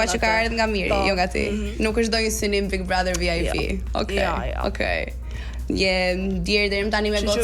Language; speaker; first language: Albanian; native; Albanian